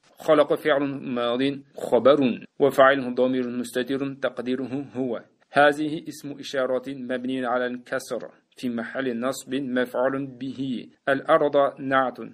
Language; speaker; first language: Arabic; non-native, fluent; Uzbek